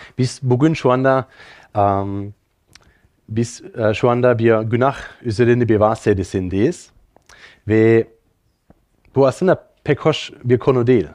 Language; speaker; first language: Turkish; non-native, fluent; German